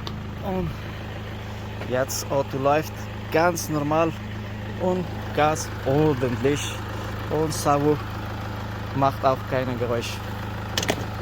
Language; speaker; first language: German; non-native, learner; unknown